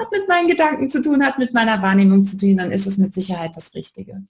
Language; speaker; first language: German; native; German